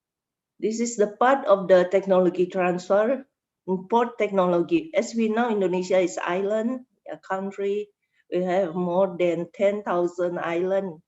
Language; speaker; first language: English; non-native, learner; Indonesian